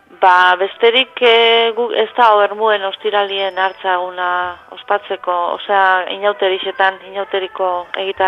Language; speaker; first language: Basque; native; Basque